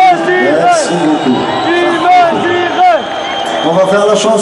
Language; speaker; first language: French; non-native, local second language; Kabyle